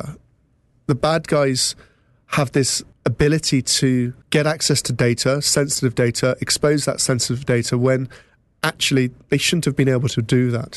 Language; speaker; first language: English; native; English